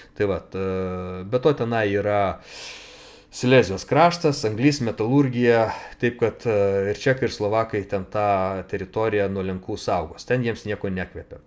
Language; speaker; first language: Lithuanian; native; Lithuanian